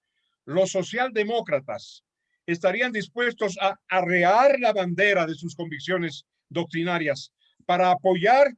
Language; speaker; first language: Spanish; native; Spanish